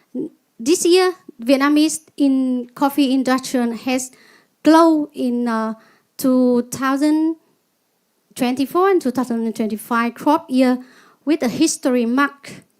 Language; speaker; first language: English; non-native, learner; Vietnamese